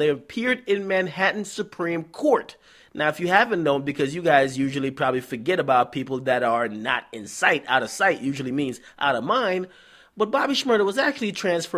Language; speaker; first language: English; native; English